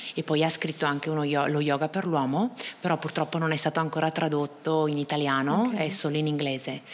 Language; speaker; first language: Italian; native; Italian